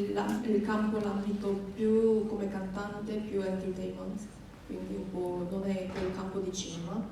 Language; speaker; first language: Italian; non-native, fluent; Korean